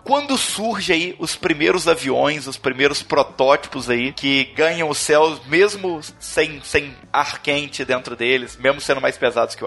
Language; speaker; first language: Portuguese; native; Portuguese